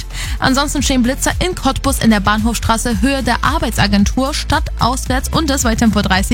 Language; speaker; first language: German; native; German